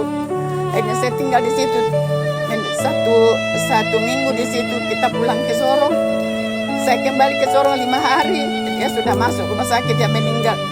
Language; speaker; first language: Indonesian; non-native, local second language; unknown